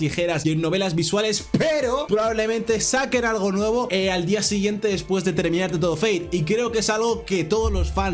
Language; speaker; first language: Spanish; native; Spanish